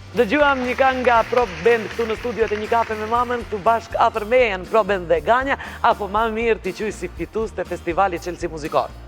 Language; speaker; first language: Albanian; native; Albanian